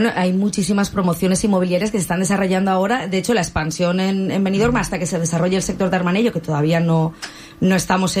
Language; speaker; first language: Spanish; native; Spanish